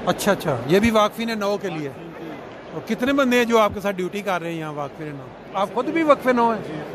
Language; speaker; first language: Urdu; non-native, local second language; Punjabi